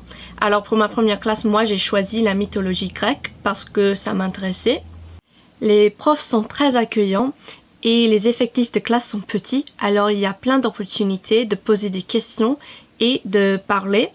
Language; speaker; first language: French; non-native, fluent; English